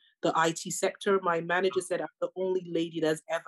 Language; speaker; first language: English; native; English